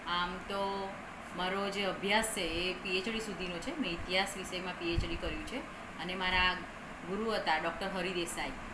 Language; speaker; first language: Gujarati; non-native, local second language; Rathawi